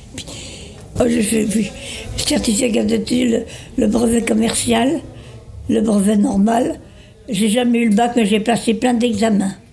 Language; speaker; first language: French; native; French